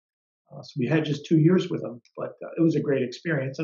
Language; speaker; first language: English; native; English